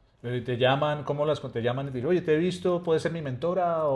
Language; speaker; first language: Spanish; native; Spanish